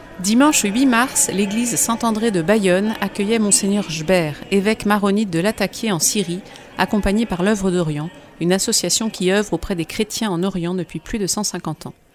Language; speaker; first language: French; native; French